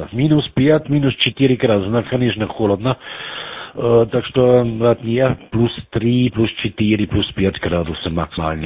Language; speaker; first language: Russian; non-native, learner; German